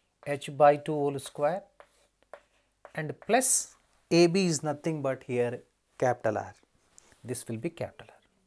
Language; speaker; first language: English; non-native, local second language; Telugu